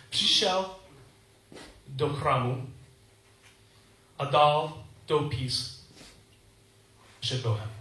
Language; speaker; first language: Czech; non-native, learner; English